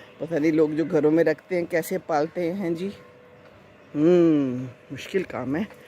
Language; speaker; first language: Urdu; non-native, local second language; Punjabi